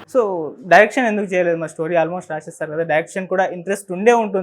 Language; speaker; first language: Telugu; native; Telugu